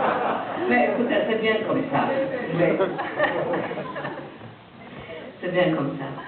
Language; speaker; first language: French; non-native, fluent; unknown